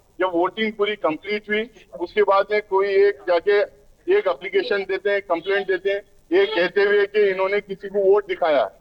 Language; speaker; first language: Hindi; non-native, local second language; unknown